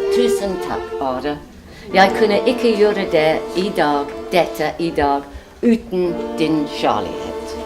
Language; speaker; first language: Norwegian; non-native, fluent; English